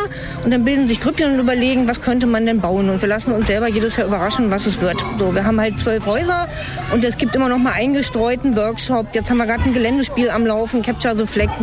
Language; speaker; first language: German; native; German